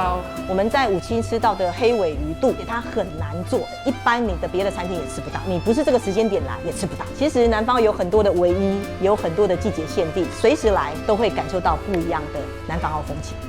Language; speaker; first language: Chinese; native; Chinese